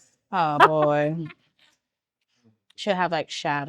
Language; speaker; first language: English; native; English